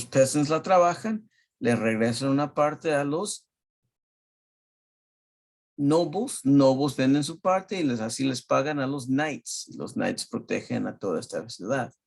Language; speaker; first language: Spanish; early bilingual, heritage; Spanish